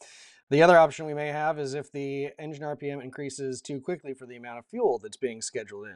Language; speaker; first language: English; native; English